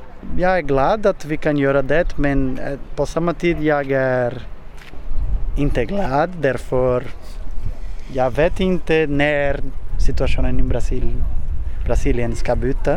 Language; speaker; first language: Swedish; non-native, learner; Portuguese